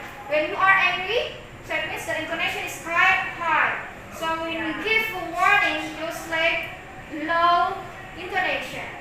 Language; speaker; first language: English; non-native, fluent; Indonesian